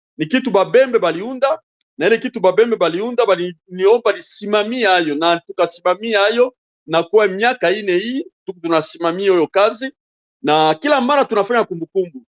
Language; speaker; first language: Swahili; non-native, local second language; Bembe